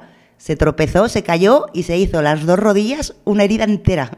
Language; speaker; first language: Spanish; native; Spanish